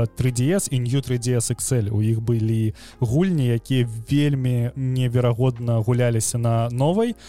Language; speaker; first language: Belarusian; non-native, local second language; Russian